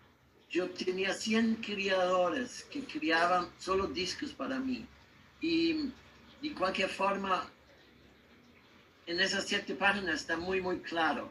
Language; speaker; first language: Spanish; non-native, learner; German